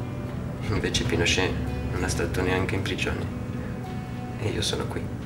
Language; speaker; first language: Italian; non-native, fluent; Spanish